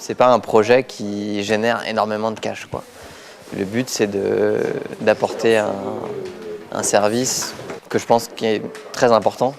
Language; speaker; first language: French; native; French